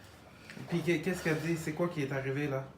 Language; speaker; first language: French; native; French